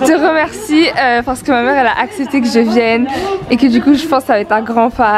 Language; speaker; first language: French; native; French